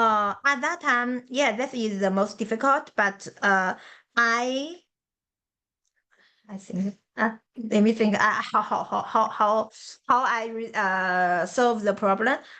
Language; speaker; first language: English; non-native, learner; Chinese